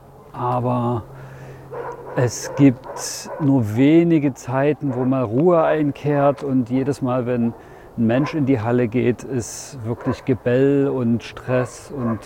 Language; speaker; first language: German; native; German